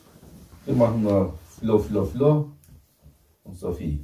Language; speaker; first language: German; non-native, fluent; Turkish